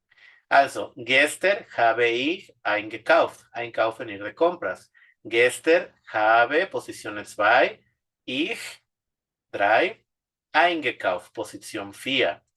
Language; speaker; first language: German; non-native, fluent; Spanish